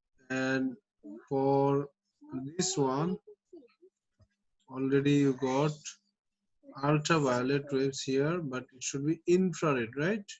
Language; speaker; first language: English; non-native, local second language; Bangla